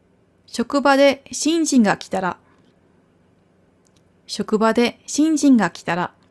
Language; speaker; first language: Japanese; non-native, fluent; German